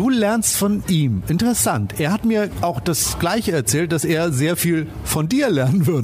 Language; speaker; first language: German; native; German